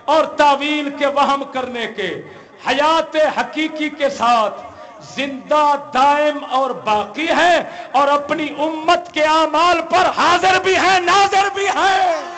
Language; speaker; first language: Urdu; non-native, local second language; Punjabi